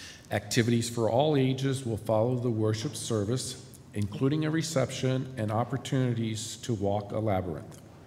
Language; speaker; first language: English; native; English